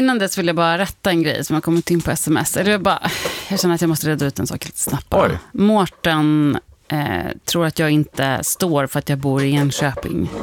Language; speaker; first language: Swedish; native; Swedish